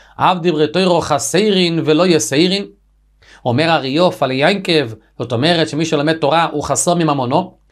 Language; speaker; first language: Hebrew; native; Hebrew